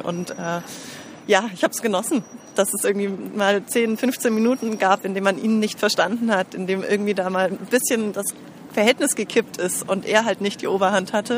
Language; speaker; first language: German; native; German